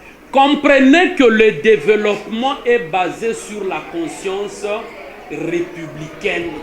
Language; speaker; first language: French; non-native, local second language; Lingala